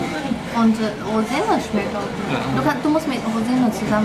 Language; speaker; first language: German; non-native, fluent; Chinese